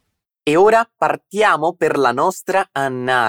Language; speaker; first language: Italian; non-native, fluent; Portuguese